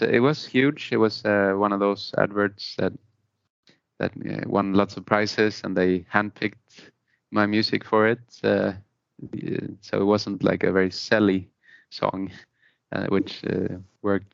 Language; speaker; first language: English; non-native, fluent; Spanish